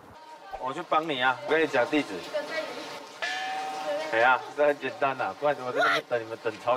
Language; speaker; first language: Chinese; native; Chinese